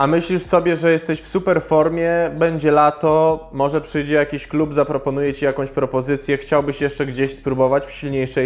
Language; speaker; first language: Polish; native; Polish